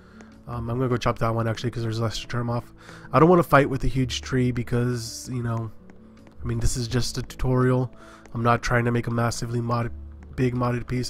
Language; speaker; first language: English; native; English